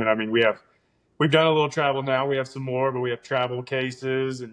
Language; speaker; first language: English; native; English